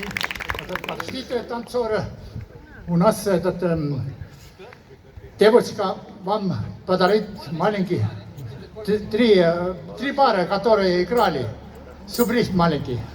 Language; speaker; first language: Russian; non-native, learner; Estonian